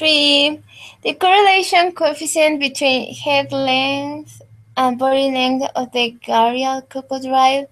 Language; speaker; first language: English; non-native, learner; Spanish